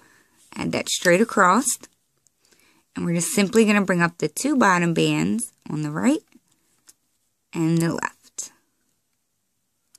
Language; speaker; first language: English; native; English